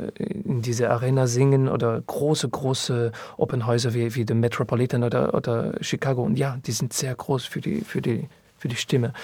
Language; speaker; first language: German; non-native, learner; French